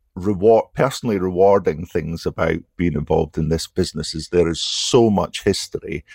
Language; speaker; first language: English; native; English